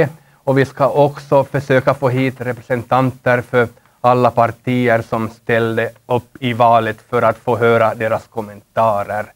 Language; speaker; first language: Swedish; native; Swedish